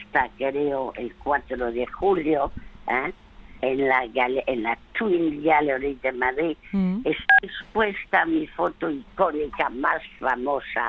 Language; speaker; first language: Spanish; early bilingual, other home language; French